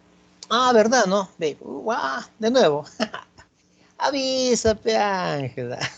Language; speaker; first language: Spanish; native; Spanish